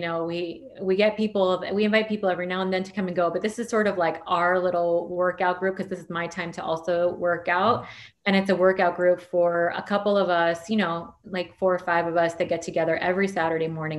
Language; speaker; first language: English; native; English